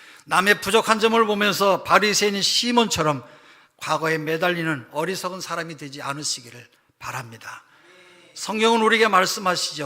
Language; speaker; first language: Korean; native; Korean